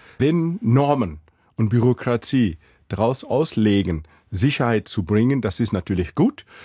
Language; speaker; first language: German; non-native, fluent; Mossi